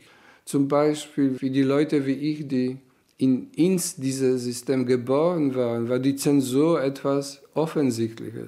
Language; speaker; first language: German; non-native, fluent; Polish